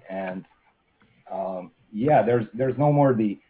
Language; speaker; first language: English; non-native, fluent; Russian